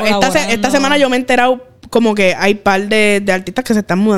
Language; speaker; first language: Spanish; native; Spanish